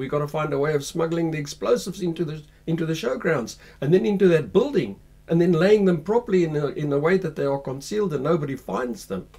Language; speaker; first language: English; native; English